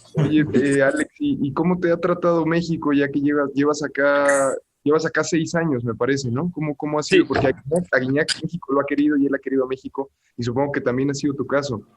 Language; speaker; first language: Spanish; native; Spanish